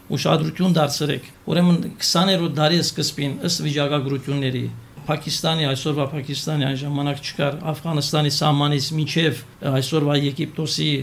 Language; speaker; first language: Armenian; native; Armenian